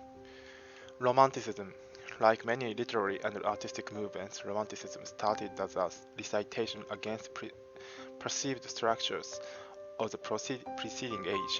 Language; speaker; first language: English; non-native, fluent; Japanese